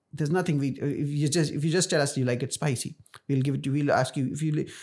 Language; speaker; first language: English; non-native, local second language; Punjabi